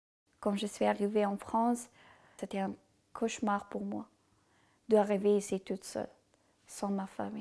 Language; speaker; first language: French; non-native, learner; Persian